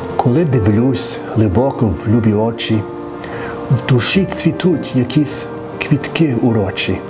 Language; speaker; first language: Ukrainian; non-native, learner; English